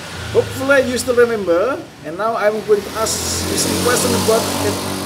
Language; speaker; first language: English; non-native, fluent; Indonesian